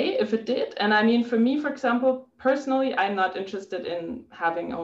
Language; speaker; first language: English; non-native, fluent; German